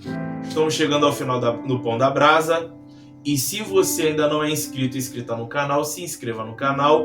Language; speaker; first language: Portuguese; native; Portuguese